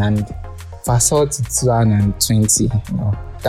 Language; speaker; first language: English; non-native, local second language; Yoruba